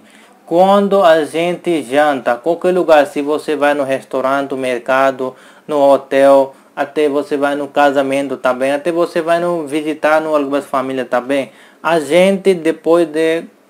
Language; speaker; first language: Portuguese; non-native, learner; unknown